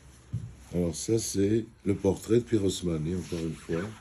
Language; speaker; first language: French; non-native, fluent; Georgian